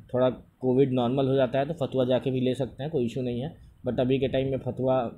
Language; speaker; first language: Hindi; native; Hindi